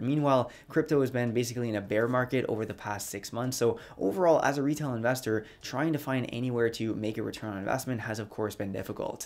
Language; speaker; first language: English; native; English